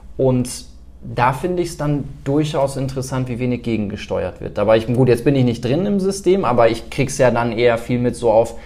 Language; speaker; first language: German; native; German